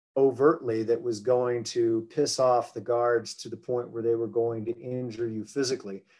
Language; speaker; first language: English; native; English